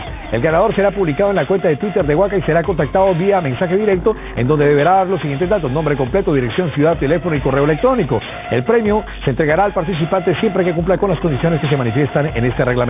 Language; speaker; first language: Spanish; native; Spanish